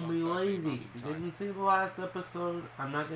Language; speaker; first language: English; native; English